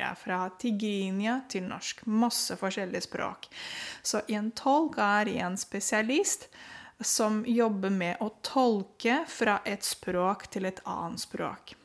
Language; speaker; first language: Norwegian; non-native, fluent; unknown